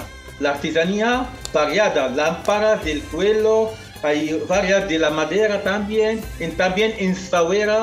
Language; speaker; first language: Spanish; non-native, fluent; Arabic